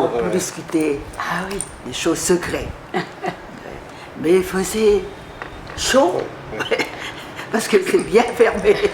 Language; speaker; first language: French; non-native, fluent; Vietnamese